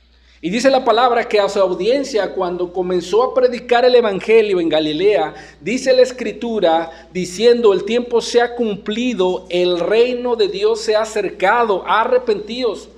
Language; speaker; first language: Spanish; native; Spanish